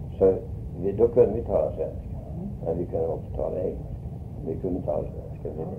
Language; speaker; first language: Swedish; early bilingual, heritage; Swedish